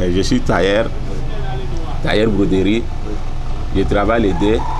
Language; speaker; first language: French; non-native, local second language; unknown